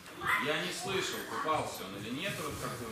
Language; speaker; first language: Russian; native; Russian